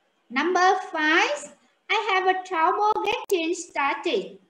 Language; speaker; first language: English; non-native, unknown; Vietnamese